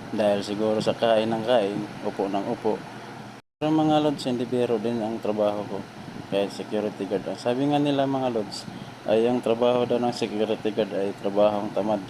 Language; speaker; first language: Filipino; non-native, local second language; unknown